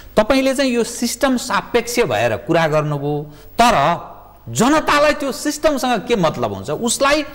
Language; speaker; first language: Nepali; native; Nepali